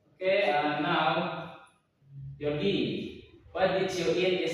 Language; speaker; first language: English; non-native, learner; Indonesian